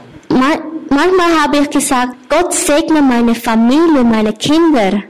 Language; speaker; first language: German; non-native, learner; Thai